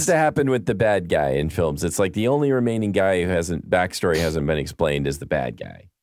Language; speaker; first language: English; native; English